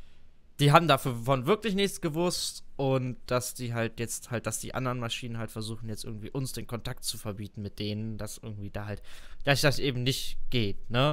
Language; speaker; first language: German; native; German